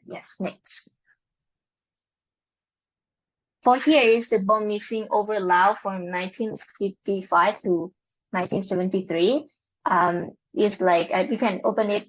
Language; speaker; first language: English; non-native, learner; Lao